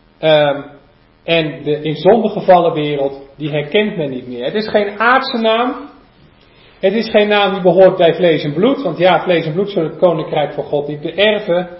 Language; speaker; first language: Dutch; native; Dutch